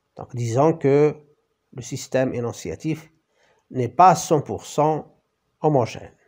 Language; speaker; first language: French; non-native, local second language; Arabic